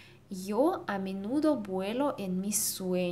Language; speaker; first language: Spanish; non-native, fluent; Russian